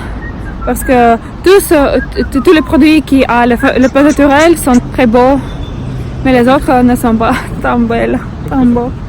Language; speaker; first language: French; non-native, learner; Russian